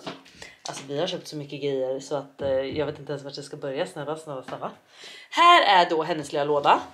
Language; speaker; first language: Swedish; native; Swedish